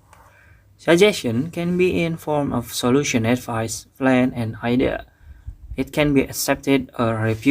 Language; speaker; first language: English; non-native, fluent; Indonesian